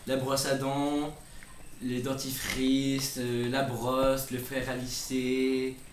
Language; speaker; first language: French; native; French